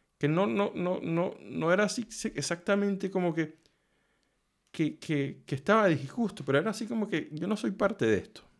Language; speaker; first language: Spanish; native; Spanish